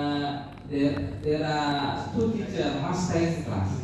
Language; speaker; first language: English; non-native, learner; Indonesian